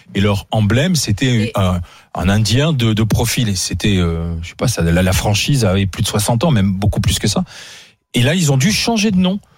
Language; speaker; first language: French; native; French